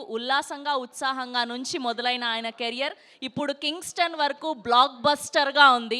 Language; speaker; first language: Telugu; native; Telugu